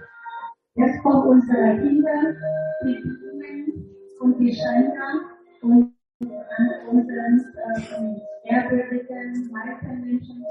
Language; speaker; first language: German; non-native, learner; Vietnamese